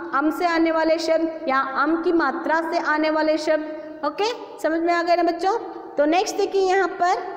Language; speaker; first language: Hindi; non-native, local second language; Kannada